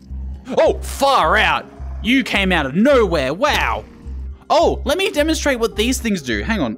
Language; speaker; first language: English; native; English